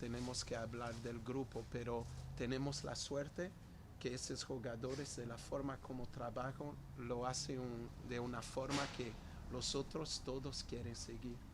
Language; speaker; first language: Spanish; non-native, fluent; Portuguese